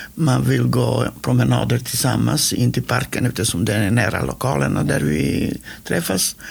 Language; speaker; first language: Swedish; non-native, fluent; Macedonian